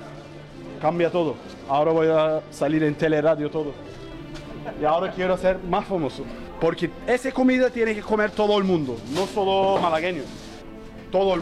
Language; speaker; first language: Spanish; non-native, learner; Turkish